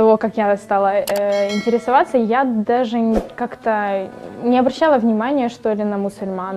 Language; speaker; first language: Russian; native; Russian